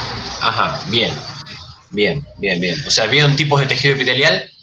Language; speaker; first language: Spanish; native; Spanish